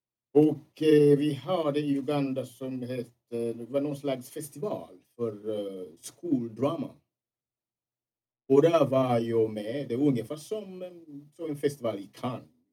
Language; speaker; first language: Swedish; non-native, fluent; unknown